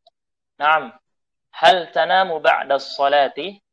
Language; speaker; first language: Arabic; non-native, fluent; Indonesian